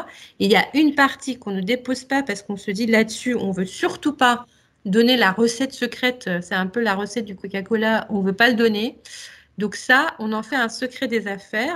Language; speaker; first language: French; native; French